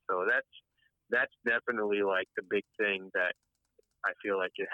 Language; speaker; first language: English; native; English